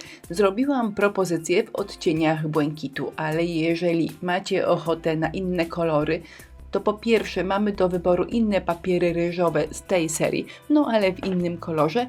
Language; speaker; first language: Polish; native; Polish